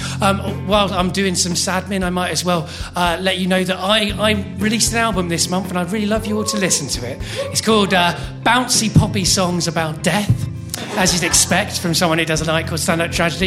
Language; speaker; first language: English; native; English